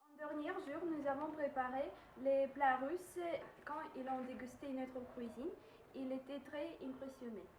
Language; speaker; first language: French; non-native, learner; Russian